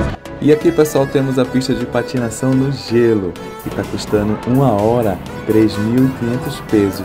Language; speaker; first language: Portuguese; native; Portuguese